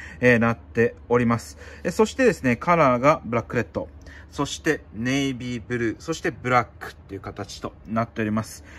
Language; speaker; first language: Japanese; native; Japanese